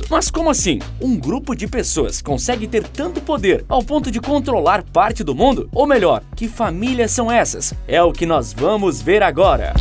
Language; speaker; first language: Portuguese; native; Portuguese